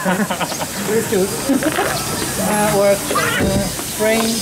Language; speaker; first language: English; non-native, learner; Japanese